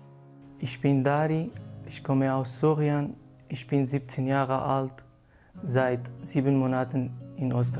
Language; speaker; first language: German; non-native, learner; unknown